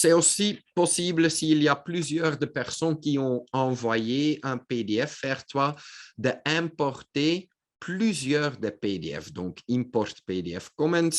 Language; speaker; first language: French; non-native, local second language; Dutch